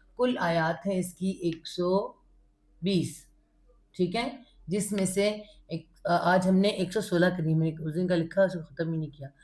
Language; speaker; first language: Urdu; native; Urdu